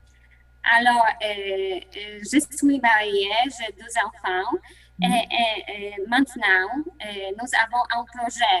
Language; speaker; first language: French; non-native, learner; Polish